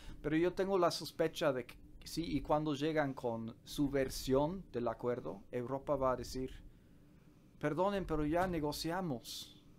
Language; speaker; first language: Spanish; non-native, fluent; English